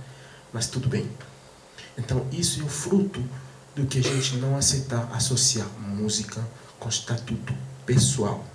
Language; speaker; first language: Portuguese; non-native, fluent; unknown